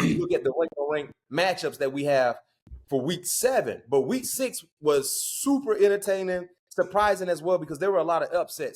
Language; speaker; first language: English; native; English